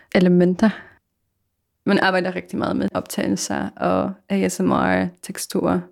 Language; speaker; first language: Danish; non-native, fluent; Polish